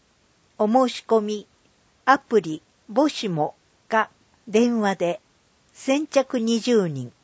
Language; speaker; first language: Japanese; native; Japanese